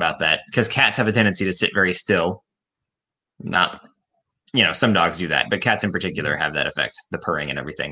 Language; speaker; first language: English; native; English